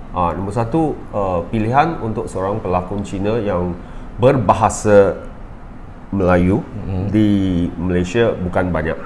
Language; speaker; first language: Malay; non-native, local second language; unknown